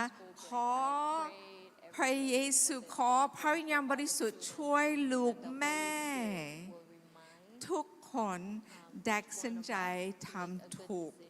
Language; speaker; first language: Thai; non-native, fluent; English